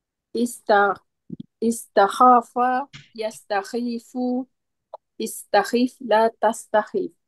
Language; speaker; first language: Arabic; non-native, learner; Indonesian